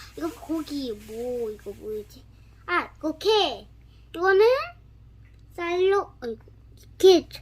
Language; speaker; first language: Korean; early bilingual, other home language; Telugu